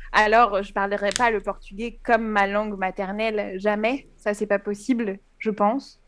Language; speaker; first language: French; native; French